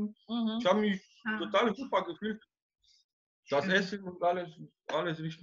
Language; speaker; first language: German; non-native, fluent; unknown